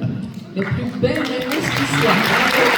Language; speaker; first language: French; native; French